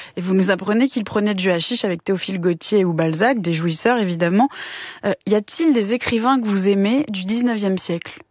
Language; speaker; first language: French; native; French